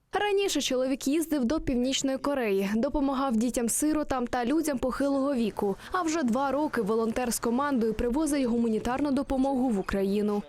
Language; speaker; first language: Ukrainian; native; Ukrainian